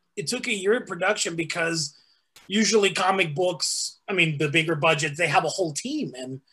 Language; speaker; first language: English; early bilingual, other home language; Spanish